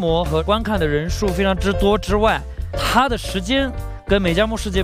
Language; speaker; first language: Chinese; native; Chinese